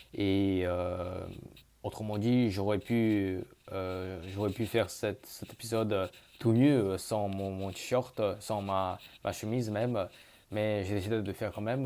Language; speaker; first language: French; early bilingual, other home language; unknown